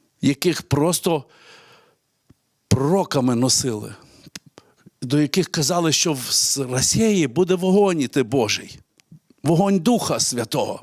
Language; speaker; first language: Ukrainian; native; Ukrainian